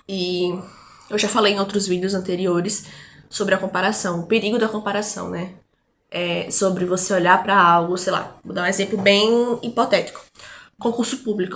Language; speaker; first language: Portuguese; native; Portuguese